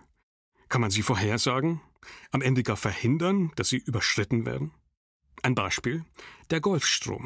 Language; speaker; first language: German; native; German